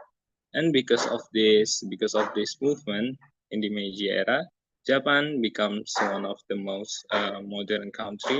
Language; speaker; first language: English; non-native, learner; Indonesian